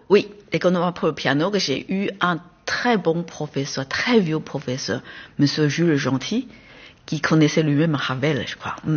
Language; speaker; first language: French; non-native, fluent; Chinese